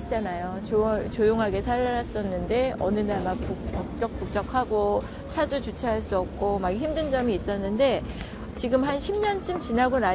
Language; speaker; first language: Korean; native; Korean